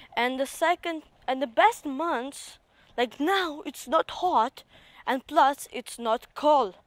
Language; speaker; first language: English; non-native, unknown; Russian